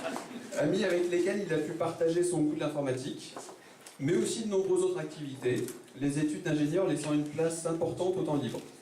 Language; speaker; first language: French; native; French